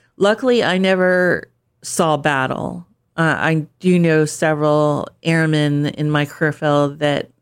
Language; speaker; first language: English; native; English